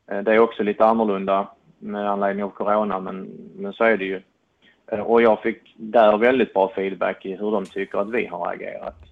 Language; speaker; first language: Swedish; native; Swedish